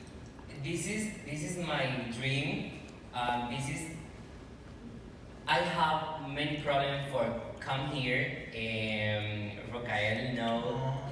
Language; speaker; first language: English; non-native, learner; Spanish